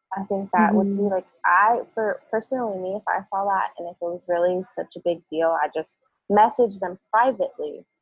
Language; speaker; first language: English; early bilingual, other home language; Spanish